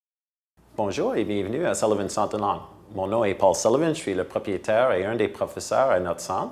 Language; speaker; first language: French; non-native, fluent; English